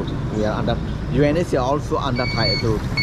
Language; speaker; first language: English; non-native, learner; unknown